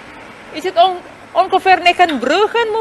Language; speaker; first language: Dutch; non-native, learner; Indonesian